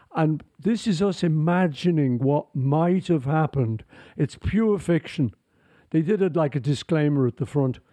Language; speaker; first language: English; native; English